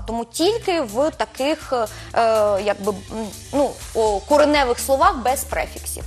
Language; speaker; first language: Ukrainian; native; Ukrainian